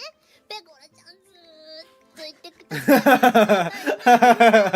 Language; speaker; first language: Japanese; native; Japanese